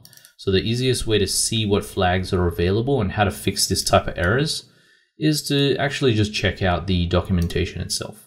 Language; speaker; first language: English; native; English